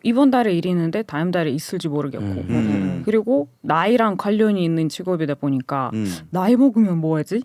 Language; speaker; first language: Korean; non-native, fluent; Russian